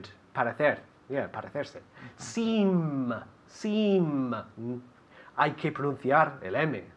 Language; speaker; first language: Spanish; non-native, fluent; English